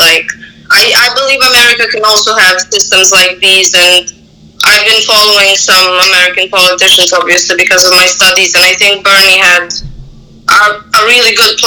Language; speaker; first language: English; non-native, fluent; Serbian